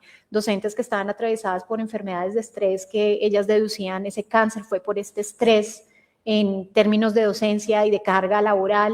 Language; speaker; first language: Spanish; native; Spanish